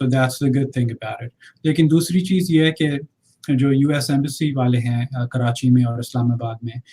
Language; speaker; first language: Hindi; early bilingual, other home language; Urdu